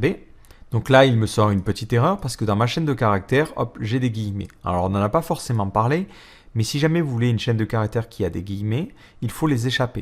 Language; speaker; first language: French; native; French